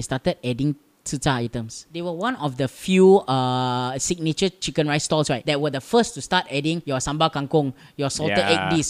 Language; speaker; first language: English; native; English